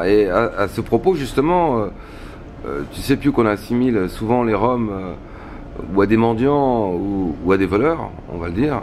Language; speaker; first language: French; native; French